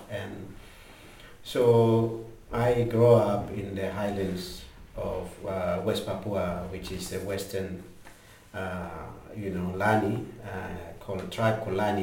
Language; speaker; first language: English; non-native, learner; Indonesian